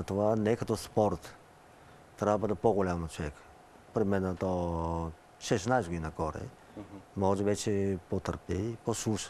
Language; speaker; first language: Bulgarian; non-native, learner; Chinese